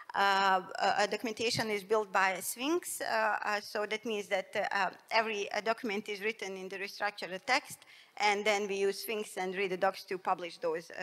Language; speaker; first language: English; non-native, fluent; Bosnian